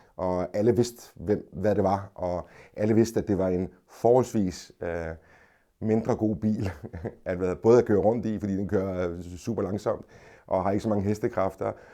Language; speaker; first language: Danish; early bilingual, other home language; Macedonian